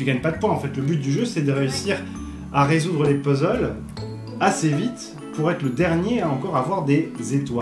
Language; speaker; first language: French; native; French